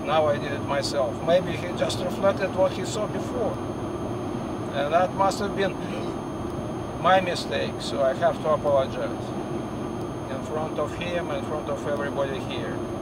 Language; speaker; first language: English; non-native, fluent; Russian